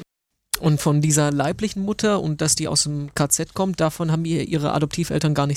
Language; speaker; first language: German; native; German